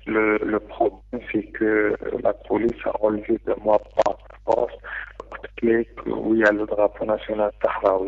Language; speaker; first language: French; non-native, local second language; Arabic